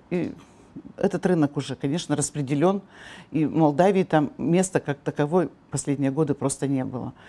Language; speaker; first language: Russian; native; Russian